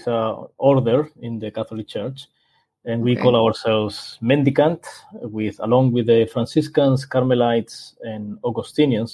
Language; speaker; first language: English; non-native, fluent; Spanish